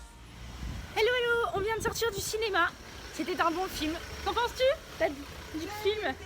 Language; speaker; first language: French; native; French